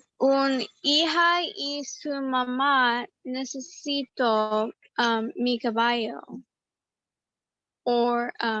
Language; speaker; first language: Spanish; non-native, learner; English